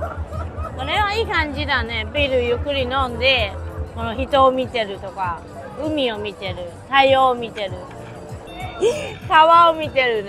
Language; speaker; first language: Japanese; non-native, fluent; Chinese